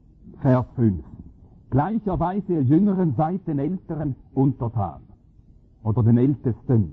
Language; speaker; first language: German; native; German